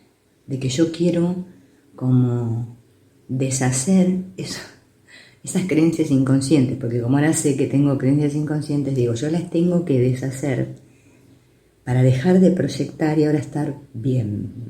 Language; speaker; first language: Spanish; native; Spanish